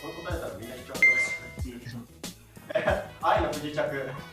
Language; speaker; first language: Japanese; native; Japanese